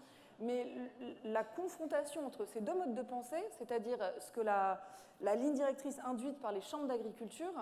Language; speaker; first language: French; native; French